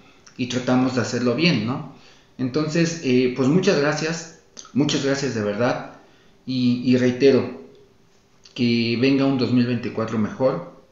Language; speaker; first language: Spanish; native; Spanish